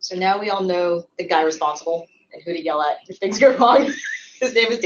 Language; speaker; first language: English; native; English